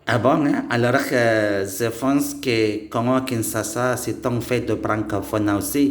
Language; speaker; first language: French; non-native, learner; Indonesian